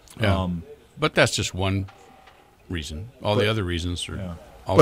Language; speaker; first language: English; native; English